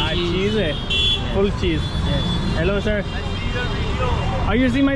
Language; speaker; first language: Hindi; non-native, learner; English